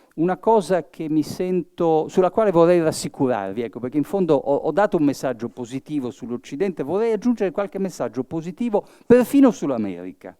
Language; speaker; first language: Italian; early bilingual, heritage; Italian